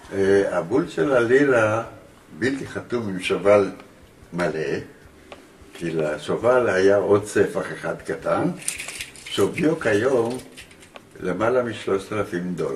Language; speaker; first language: Hebrew; early bilingual, other home language; Romanian